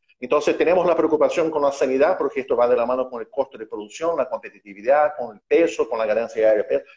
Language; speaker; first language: Spanish; non-native, fluent; Portuguese